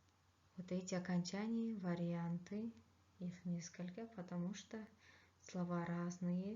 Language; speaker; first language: Russian; non-native, fluent; Kyrgyz